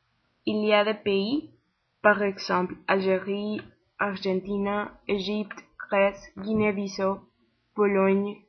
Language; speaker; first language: French; non-native, learner; Spanish